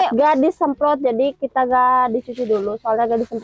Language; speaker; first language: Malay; non-native, local second language; Sundanese